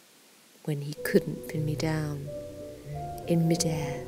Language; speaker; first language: English; native; English